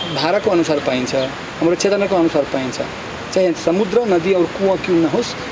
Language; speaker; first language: Nepali; non-native, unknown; Russian